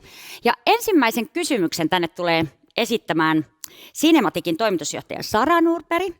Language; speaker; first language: Finnish; native; Finnish